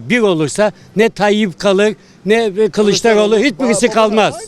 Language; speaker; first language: Turkish; native; Turkish